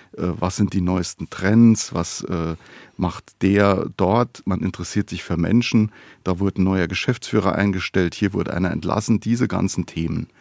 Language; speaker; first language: German; native; German